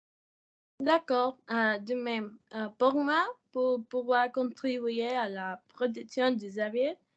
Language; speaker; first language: French; non-native, learner; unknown